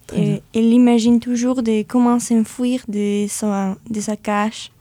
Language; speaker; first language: French; non-native, fluent; Spanish